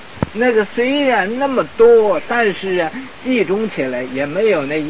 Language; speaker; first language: Chinese; native; Chinese